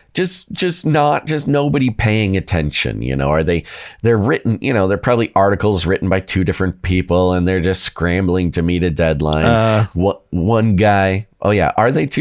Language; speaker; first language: English; native; English